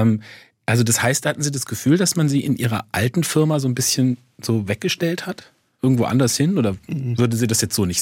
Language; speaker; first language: German; native; German